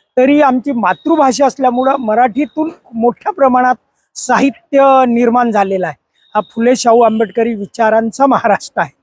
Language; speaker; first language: Marathi; native; Marathi